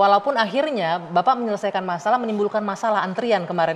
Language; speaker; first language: Indonesian; native; Indonesian